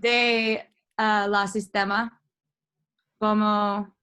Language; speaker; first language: Spanish; non-native, learner; English